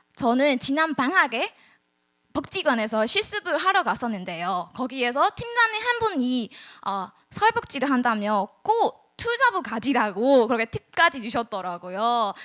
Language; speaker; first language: Korean; non-native, fluent; Burmese